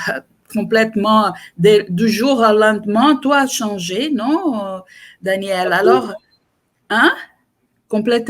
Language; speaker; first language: French; non-native, fluent; Portuguese